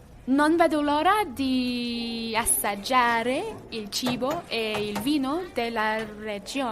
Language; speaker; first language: Italian; non-native, learner; English